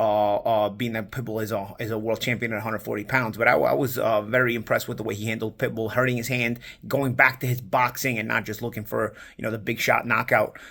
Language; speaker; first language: English; native; English